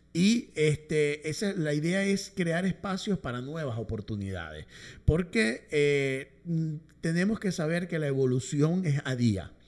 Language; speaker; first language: Spanish; native; Spanish